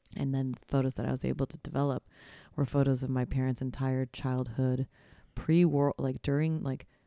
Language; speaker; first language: English; early bilingual, other home language; Polish